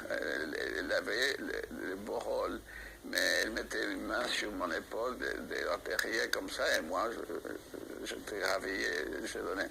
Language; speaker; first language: French; non-native, fluent; Spanish